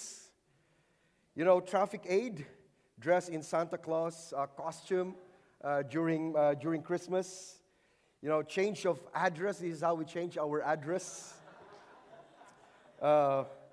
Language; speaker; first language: English; non-native, local second language; Filipino